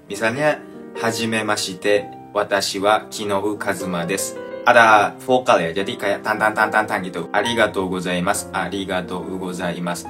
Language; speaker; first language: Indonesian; non-native, fluent; Japanese